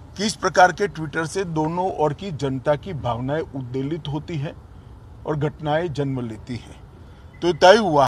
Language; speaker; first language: Hindi; non-native, local second language; Gujarati